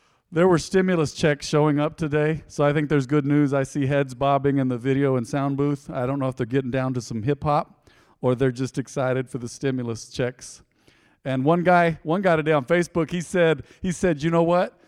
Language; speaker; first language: English; early bilingual, other home language; Spanish